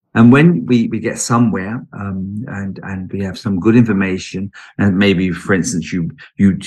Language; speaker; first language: English; native; English